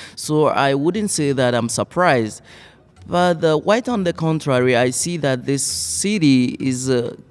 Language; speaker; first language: English; non-native, fluent; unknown